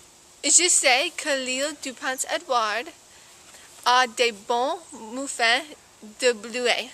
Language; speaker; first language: French; non-native, learner; English